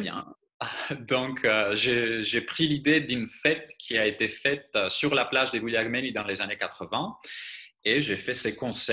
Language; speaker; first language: French; non-native, fluent; Greek